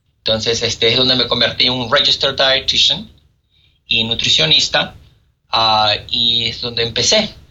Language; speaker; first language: Spanish; native; Spanish